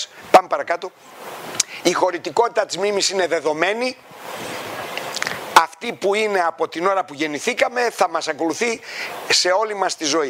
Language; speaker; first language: Greek; native; Greek